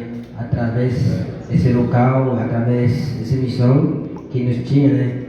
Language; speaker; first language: Portuguese; non-native, local second language; Haitian Creole